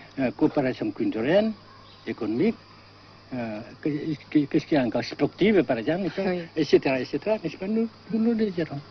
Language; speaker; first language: French; non-native, local second language; Vietnamese